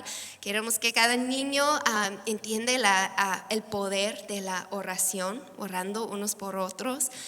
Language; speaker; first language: Spanish; non-native, fluent; English